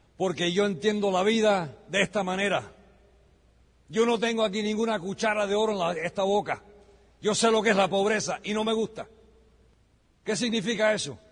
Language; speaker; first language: Spanish; early bilingual, heritage; Spanish